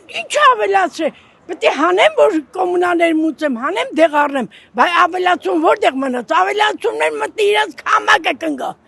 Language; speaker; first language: Armenian; native; Armenian